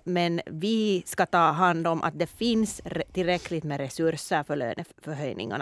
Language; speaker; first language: Swedish; non-native, local second language; Finnish